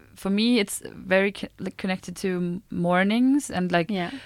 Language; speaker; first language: English; non-native, fluent; German